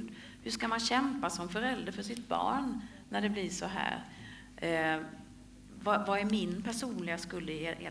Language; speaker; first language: Swedish; native; Swedish